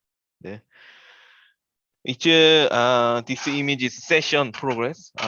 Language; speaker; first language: English; non-native, learner; Korean